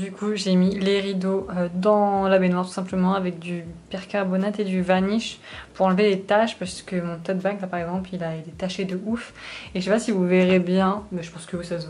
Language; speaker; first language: French; native; French